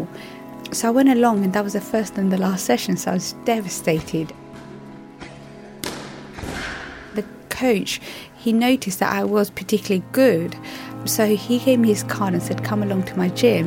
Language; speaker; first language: English; native; English